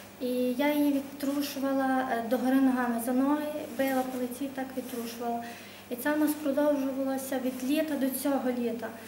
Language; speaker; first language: Ukrainian; native; Ukrainian